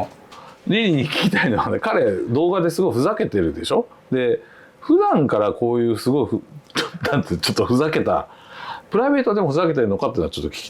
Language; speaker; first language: Japanese; native; Japanese